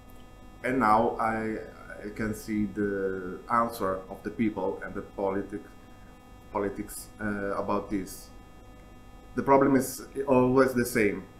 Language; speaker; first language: English; non-native, learner; Italian